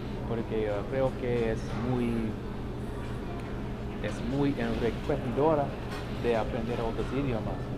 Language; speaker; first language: Spanish; non-native, learner; English